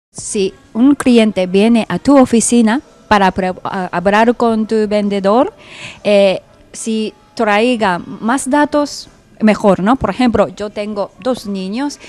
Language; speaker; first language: Spanish; non-native, fluent; Japanese